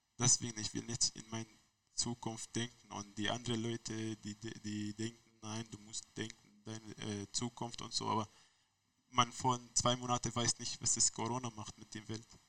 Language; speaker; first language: German; non-native, learner; Arabic